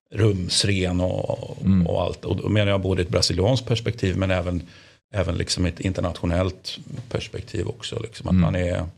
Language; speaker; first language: Swedish; native; Swedish